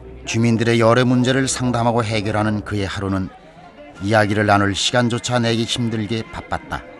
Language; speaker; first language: Korean; native; Korean